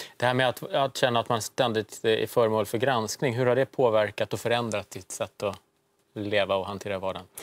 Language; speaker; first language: Swedish; native; Swedish